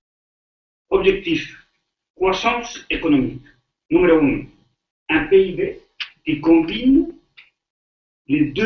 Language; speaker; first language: French; non-native, fluent; Spanish